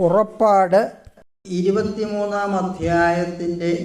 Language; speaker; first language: Malayalam; native; Malayalam